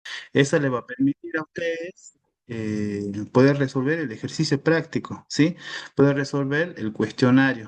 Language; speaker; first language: Spanish; native; Spanish